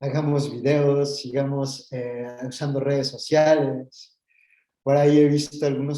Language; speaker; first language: Spanish; native; Spanish